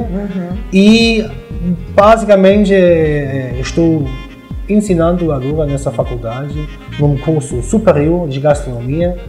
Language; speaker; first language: Portuguese; non-native, fluent; German